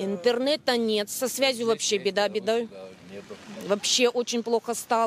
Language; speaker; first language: Russian; native; Russian